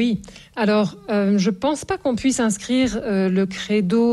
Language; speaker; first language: French; native; French